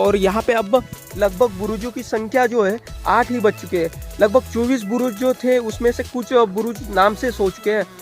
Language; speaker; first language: Hindi; non-native, local second language; Marathi